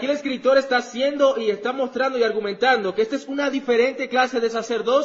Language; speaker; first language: Spanish; native; Spanish